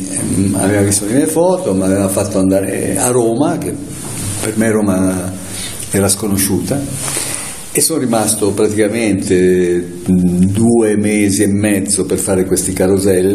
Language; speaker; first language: Italian; native; Italian